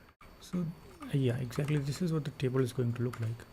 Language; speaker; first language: English; non-native, local second language; Hindi